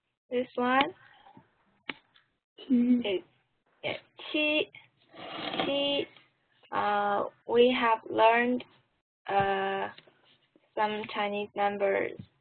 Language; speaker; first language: English; non-native, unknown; Chinese